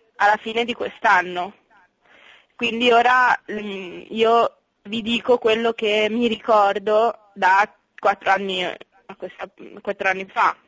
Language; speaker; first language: Italian; native; Italian